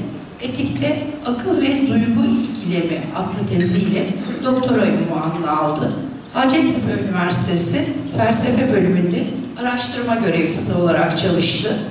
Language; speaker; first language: Turkish; native; Turkish